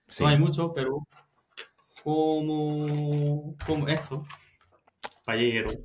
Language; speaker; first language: Spanish; non-native, learner; Korean